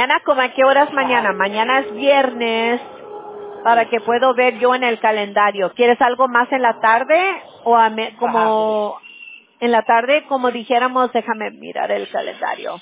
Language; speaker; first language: Spanish; early bilingual, heritage; Spanish